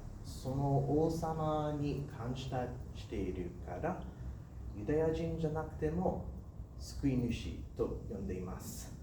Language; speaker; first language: Japanese; non-native, learner; English